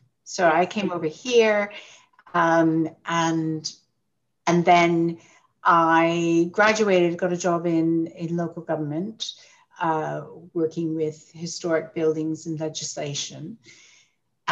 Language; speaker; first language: English; native; English